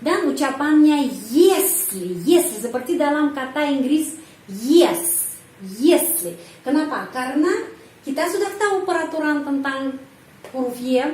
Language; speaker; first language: Indonesian; non-native, fluent; Russian